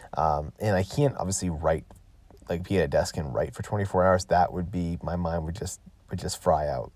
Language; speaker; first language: English; native; English